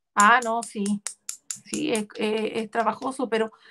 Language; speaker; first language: Spanish; native; Spanish